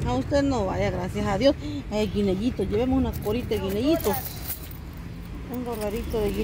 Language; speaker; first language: Spanish; native; Spanish